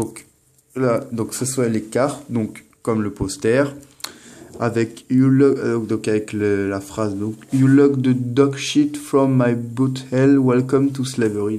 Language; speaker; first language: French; native; French